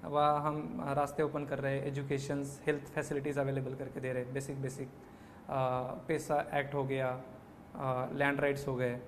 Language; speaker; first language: Hindi; non-native, local second language; Marathi